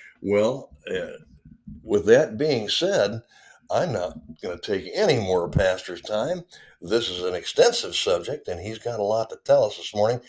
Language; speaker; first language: English; native; English